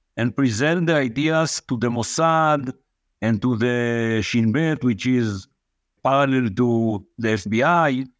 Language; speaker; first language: English; non-native, fluent; Hebrew